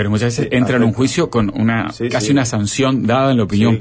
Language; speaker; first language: Spanish; native; Spanish